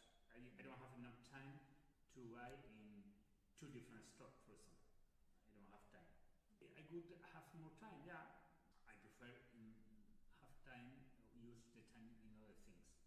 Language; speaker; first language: English; non-native, learner; Spanish